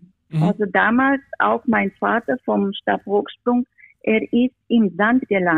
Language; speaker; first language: German; non-native, fluent; Romanian